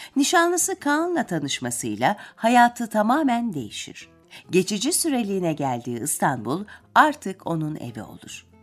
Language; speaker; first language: Turkish; native; Turkish